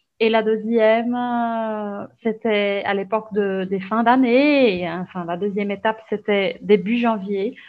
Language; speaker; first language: French; non-native, fluent; Portuguese